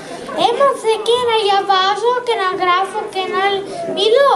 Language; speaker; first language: Greek; early bilingual, heritage; Greek